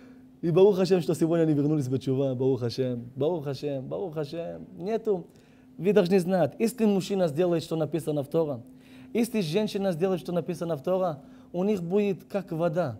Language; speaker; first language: Russian; non-native, learner; Hebrew